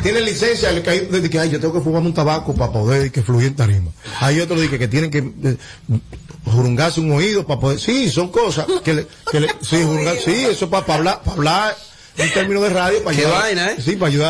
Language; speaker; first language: Spanish; native; Spanish